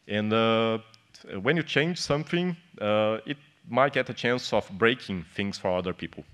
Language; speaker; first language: English; non-native, fluent; Portuguese